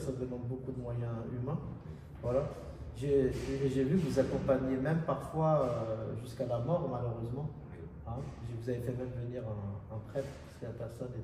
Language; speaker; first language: French; native; French